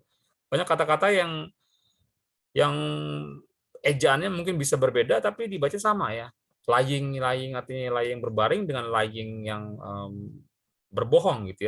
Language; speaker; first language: Indonesian; native; Indonesian